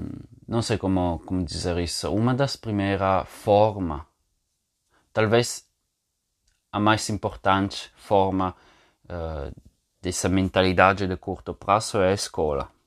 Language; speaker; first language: Portuguese; non-native, fluent; Italian